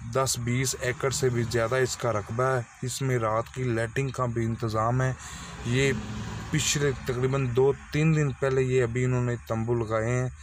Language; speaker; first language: Urdu; non-native, local second language; Punjabi